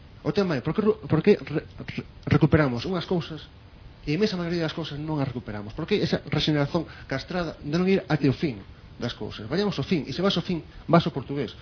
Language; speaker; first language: Galician; non-native, local second language; Spanish